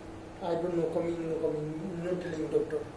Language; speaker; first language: English; non-native, learner; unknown